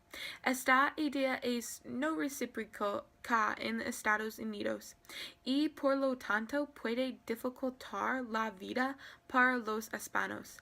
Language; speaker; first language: Spanish; non-native, learner; English